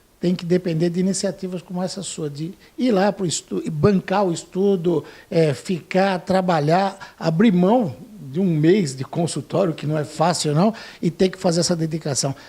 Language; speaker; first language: Portuguese; native; Portuguese